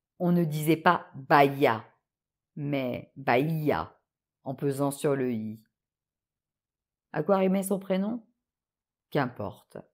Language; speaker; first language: French; native; French